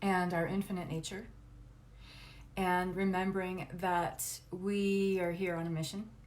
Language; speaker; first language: English; native; English